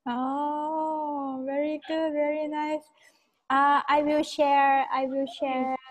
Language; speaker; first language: English; non-native, fluent; Thai